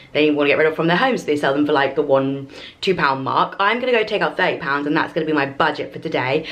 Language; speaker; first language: English; native; English